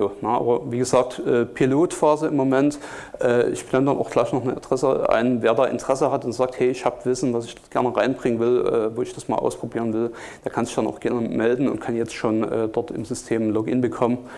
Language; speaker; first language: German; native; German